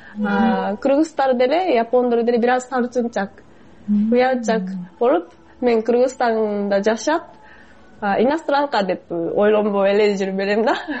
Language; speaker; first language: Kyrgyz; non-native, fluent; Japanese